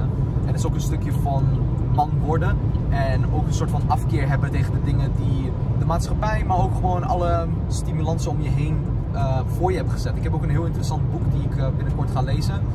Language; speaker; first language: Dutch; native; Dutch